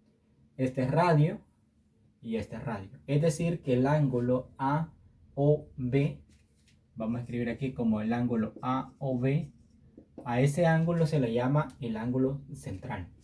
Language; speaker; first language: Spanish; native; Spanish